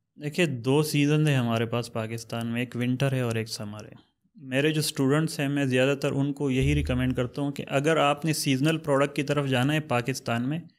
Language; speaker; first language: Urdu; non-native, local second language; Pashto